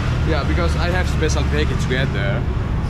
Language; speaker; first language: English; non-native, learner; Indonesian